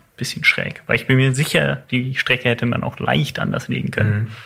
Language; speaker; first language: German; native; German